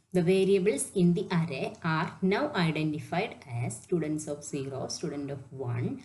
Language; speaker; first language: English; non-native, local second language; Malayalam